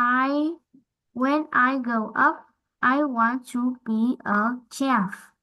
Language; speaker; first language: English; non-native, learner; Vietnamese